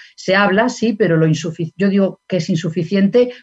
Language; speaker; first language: Spanish; native; Spanish